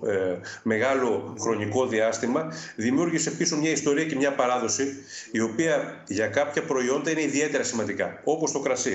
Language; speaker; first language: Greek; native; Greek